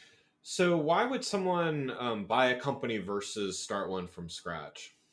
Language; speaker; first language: English; native; English